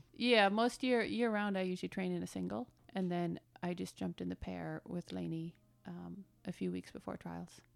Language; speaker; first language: English; early bilingual, other home language; German